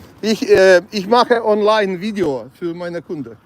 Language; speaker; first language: German; non-native, learner; Ukrainian